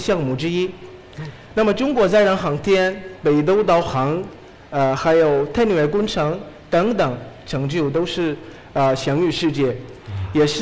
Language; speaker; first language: Chinese; non-native, fluent; Arabic